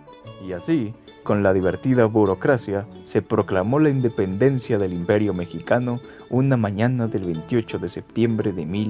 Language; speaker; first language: Spanish; native; Spanish